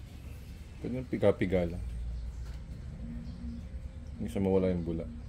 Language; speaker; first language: Filipino; native; Filipino